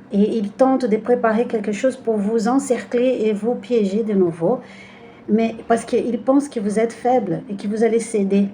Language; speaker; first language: French; non-native, fluent; Portuguese